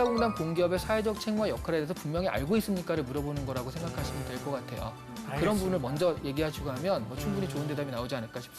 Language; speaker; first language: Korean; native; Korean